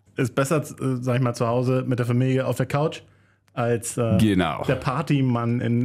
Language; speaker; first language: German; native; German